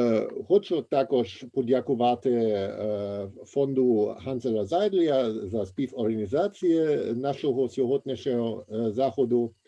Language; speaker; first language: Ukrainian; non-native, fluent; German